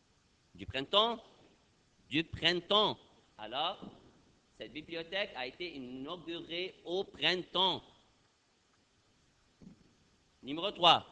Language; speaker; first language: French; non-native, fluent; Arabic